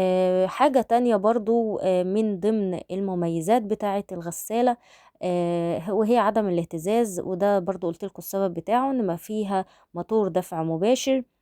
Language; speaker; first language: Arabic; native; Arabic